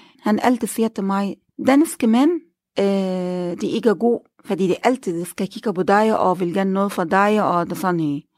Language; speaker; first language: Danish; non-native, learner; Arabic